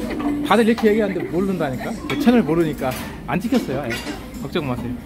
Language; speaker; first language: Korean; native; Korean